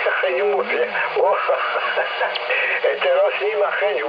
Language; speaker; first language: Polish; non-native, learner; French